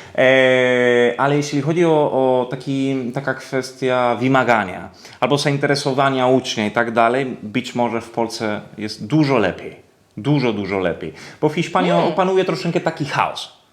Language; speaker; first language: Polish; non-native, fluent; Spanish